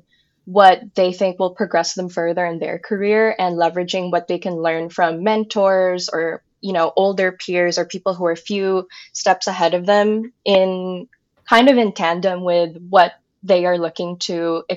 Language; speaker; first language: English; non-native, local second language; Filipino